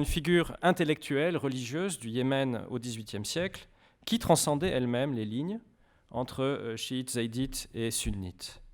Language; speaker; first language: French; native; French